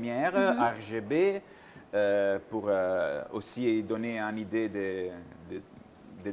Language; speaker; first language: French; non-native, learner; Italian